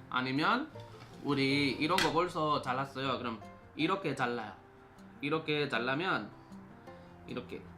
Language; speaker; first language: Korean; non-native, fluent; Spanish